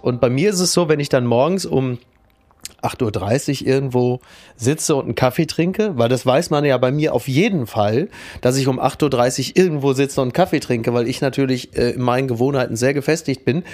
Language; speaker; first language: German; native; German